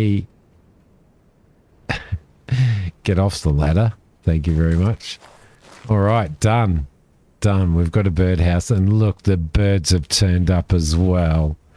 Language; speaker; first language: English; native; English